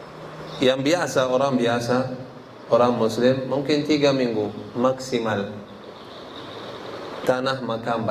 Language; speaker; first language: Indonesian; non-native, learner; Arabic